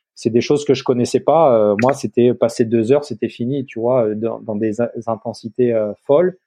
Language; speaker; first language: French; native; French